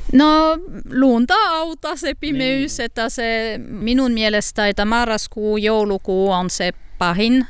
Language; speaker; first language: Finnish; non-native, learner; French